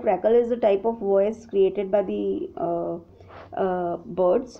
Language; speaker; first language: English; non-native, local second language; Hindi